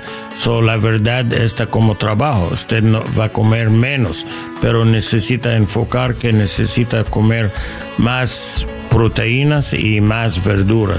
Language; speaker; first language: Spanish; non-native, learner; English